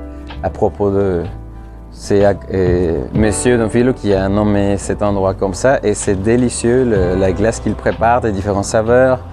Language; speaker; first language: French; non-native, fluent; Spanish